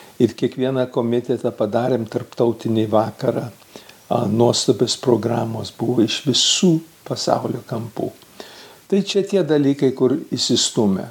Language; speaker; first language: Lithuanian; early bilingual, heritage; Lithuanian